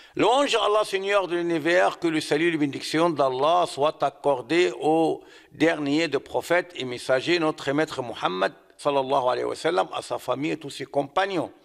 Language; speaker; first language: French; non-native, fluent; Arabic